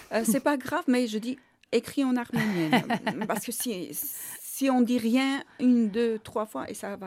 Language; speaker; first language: French; non-native, learner; Armenian